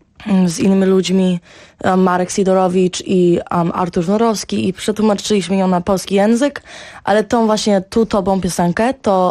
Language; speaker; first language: Polish; early bilingual, heritage; Polish